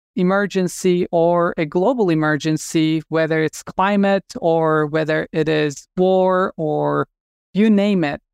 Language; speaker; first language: English; non-native, fluent; Turkish